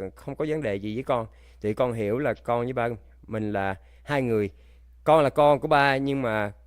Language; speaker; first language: Vietnamese; early bilingual, heritage; Vietnamese